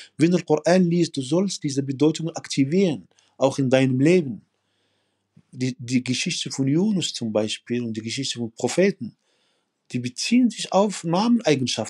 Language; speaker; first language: German; non-native, fluent; Arabic